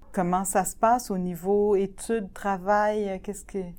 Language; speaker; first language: French; native; French